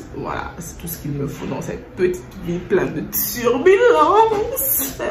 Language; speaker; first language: French; native; French